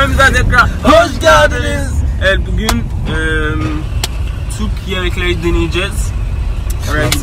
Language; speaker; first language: Turkish; non-native, fluent; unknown